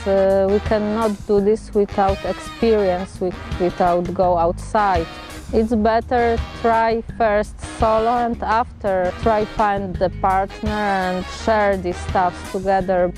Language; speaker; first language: English; non-native, learner; Polish